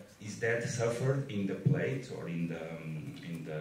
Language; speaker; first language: English; non-native, fluent; Slovenian